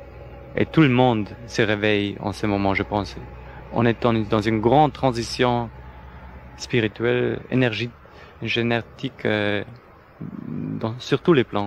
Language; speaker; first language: French; non-native, fluent; German